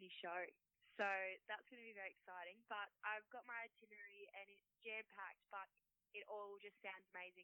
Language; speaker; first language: English; native; English